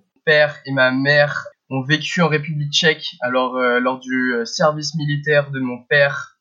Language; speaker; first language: French; early bilingual, heritage; French